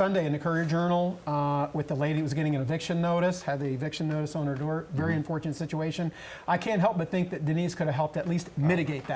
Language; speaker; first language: English; native; English